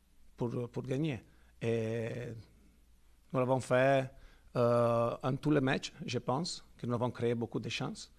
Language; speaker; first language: French; non-native, fluent; Italian